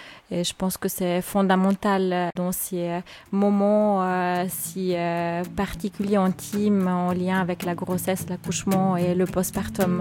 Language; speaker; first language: French; native; French